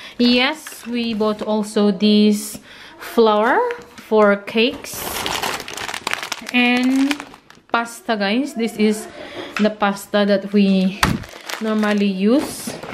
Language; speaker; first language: English; non-native, local second language; Filipino